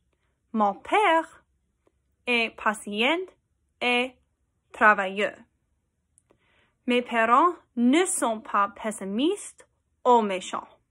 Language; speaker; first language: French; non-native, learner; English